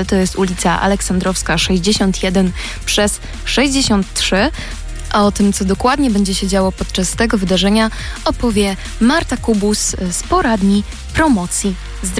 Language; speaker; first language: Polish; native; Polish